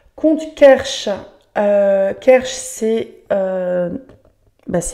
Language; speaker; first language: French; native; French